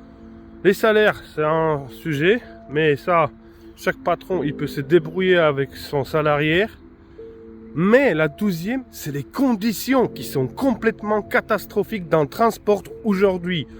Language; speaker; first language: French; non-native, fluent; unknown